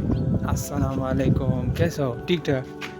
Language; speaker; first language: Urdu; non-native, local second language; Pashto